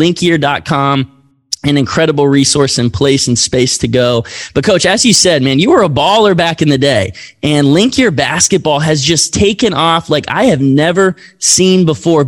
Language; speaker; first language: English; native; English